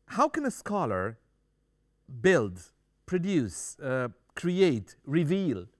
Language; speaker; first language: English; non-native, fluent; Romanian